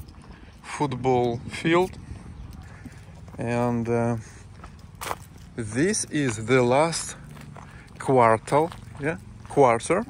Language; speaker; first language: English; non-native, learner; Russian